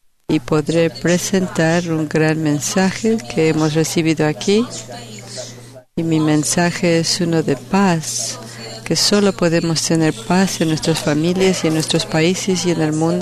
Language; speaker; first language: Spanish; non-native, fluent; Portuguese